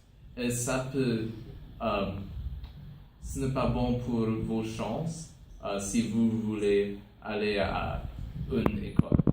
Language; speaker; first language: French; non-native, local second language; English